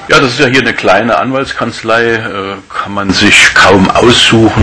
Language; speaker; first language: German; native; German